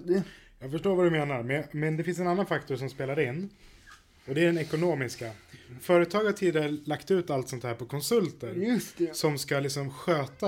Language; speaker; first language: Swedish; native; Swedish